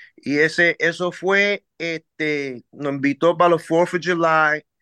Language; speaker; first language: Spanish; early bilingual, heritage; Spanish